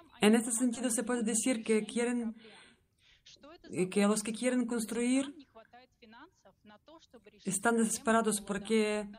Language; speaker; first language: Spanish; non-native, learner; Russian